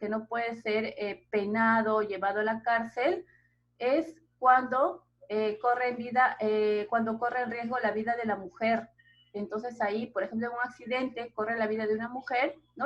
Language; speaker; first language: Spanish; native; Spanish